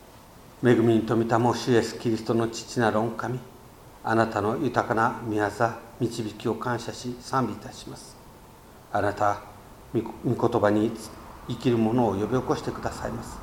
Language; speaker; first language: Japanese; native; Japanese